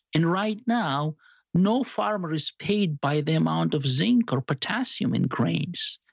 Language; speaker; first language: English; non-native, fluent; Georgian